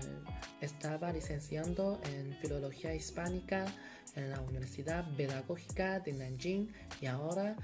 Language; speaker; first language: Spanish; non-native, fluent; Chinese